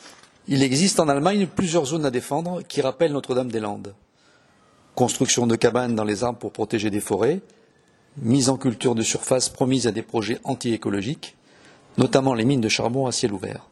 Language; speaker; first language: French; native; French